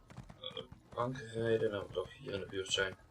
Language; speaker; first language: Dutch; native; Dutch